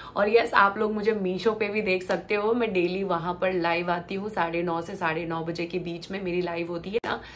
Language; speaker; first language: Hindi; non-native, local second language; Gujarati